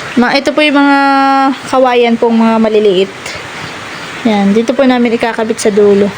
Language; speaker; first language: Filipino; native; Filipino